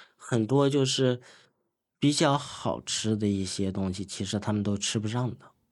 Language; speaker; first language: Chinese; native; Chinese